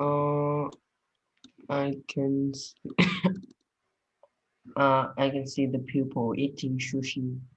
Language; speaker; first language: English; non-native, learner; Vietnamese